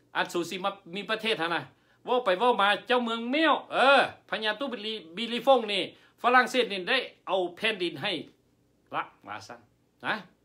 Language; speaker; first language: Lao; non-native, local second language; Hmong